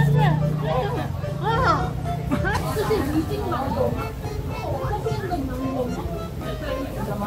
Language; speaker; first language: Chinese; non-native, learner; Korean